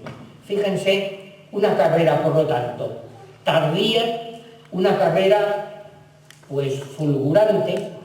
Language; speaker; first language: Spanish; native; Spanish